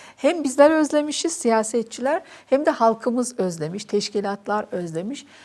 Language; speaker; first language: Turkish; native; Turkish